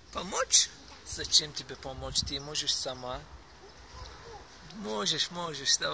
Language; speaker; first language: Russian; non-native, learner; Turkish